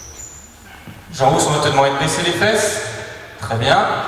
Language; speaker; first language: French; native; French